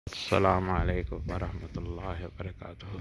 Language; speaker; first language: Arabic; non-native, learner; Urdu